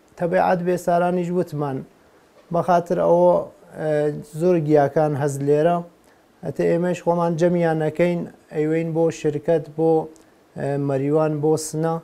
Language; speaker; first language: Central Kurdish; non-native, local second language; Gurani